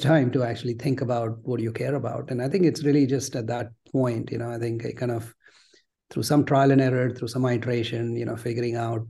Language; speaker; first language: English; non-native, local second language; Gujarati